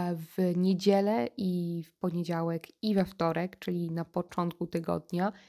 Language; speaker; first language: Polish; native; Polish